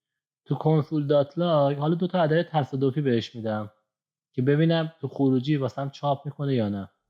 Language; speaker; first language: Persian; native; Persian